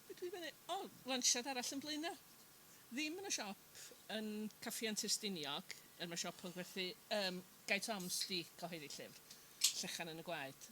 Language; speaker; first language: Welsh; native; Welsh